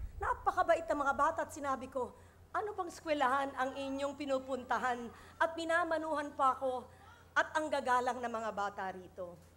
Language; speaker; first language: Filipino; native; Filipino